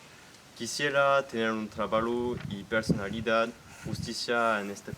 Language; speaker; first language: Spanish; non-native, learner; French